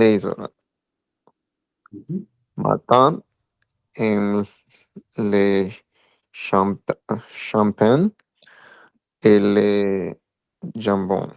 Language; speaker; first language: French; non-native, learner; Hindi